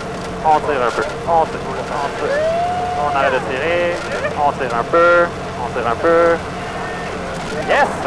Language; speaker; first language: French; native; French